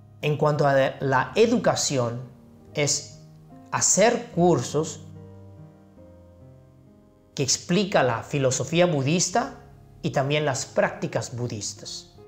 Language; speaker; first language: Spanish; non-native, fluent; Chinese